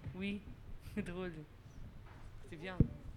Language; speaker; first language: French; non-native, learner; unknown